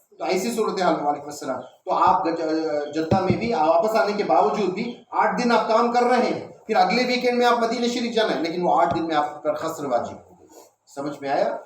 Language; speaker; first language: Urdu; native; Urdu